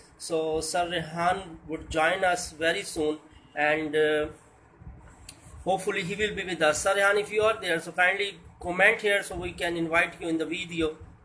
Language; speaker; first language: English; non-native, local second language; Punjabi